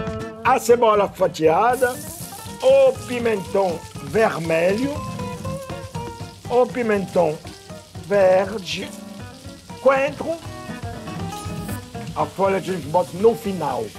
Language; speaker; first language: Portuguese; non-native, fluent; French